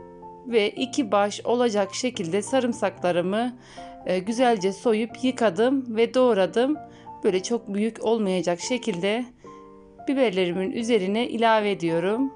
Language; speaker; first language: Turkish; native; Turkish